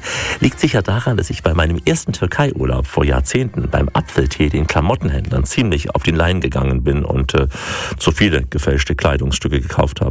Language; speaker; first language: German; native; German